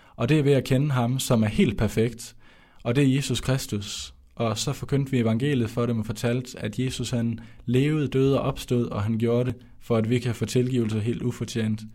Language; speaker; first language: Danish; native; Danish